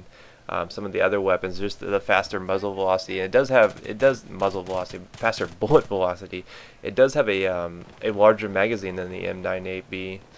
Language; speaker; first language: English; native; English